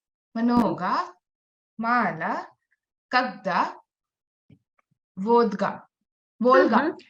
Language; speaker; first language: Russian; non-native, learner; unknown